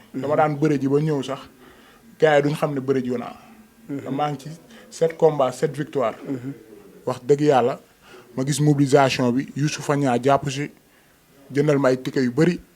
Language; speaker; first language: Wolof; native; Wolof